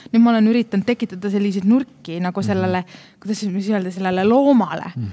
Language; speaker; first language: Estonian; native; Estonian